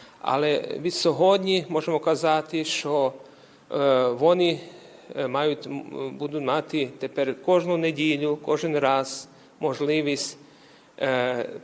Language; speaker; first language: Ukrainian; early bilingual, heritage; Ukrainian